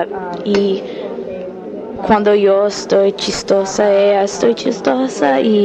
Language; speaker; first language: Spanish; non-native, learner; English